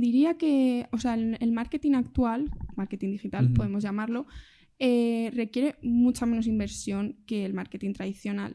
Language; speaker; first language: Spanish; native; Spanish